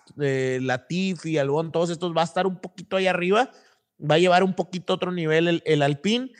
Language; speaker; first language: Spanish; native; Spanish